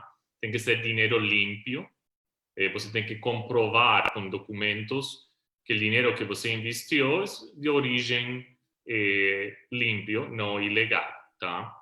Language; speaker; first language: Portuguese; non-native, fluent; Spanish